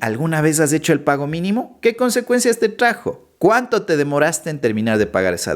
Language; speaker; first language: Spanish; native; Spanish